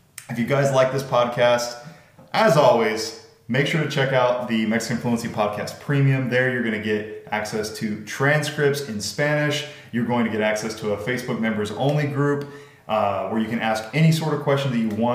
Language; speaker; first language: English; native; English